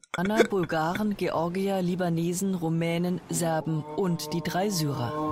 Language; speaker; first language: German; native; German